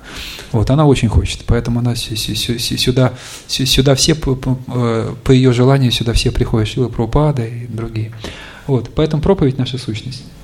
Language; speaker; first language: Russian; native; Russian